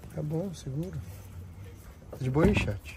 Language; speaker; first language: Portuguese; native; Portuguese